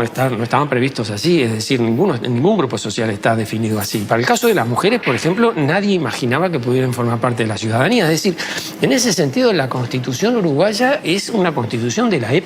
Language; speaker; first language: Spanish; native; Spanish